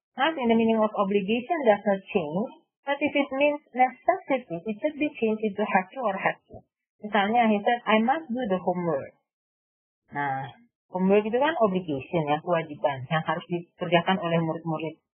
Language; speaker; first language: English; non-native, fluent; Indonesian